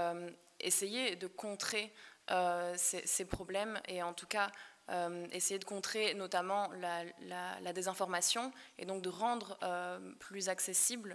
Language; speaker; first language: French; native; French